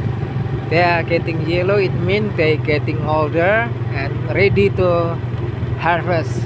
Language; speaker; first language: English; non-native, learner; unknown